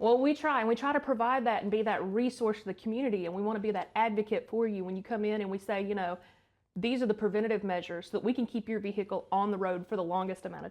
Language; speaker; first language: English; native; English